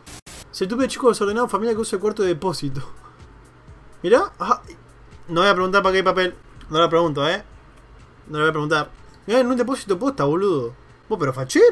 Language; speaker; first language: Spanish; native; Spanish